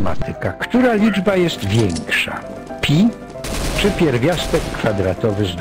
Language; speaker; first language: Polish; native; Polish